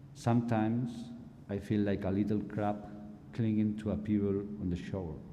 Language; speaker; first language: English; non-native, fluent; Spanish